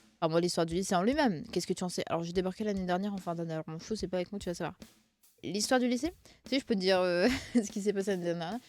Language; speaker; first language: French; native; French